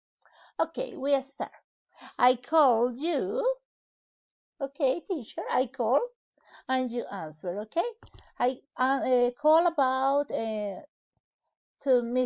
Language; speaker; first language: English; non-native, learner; Spanish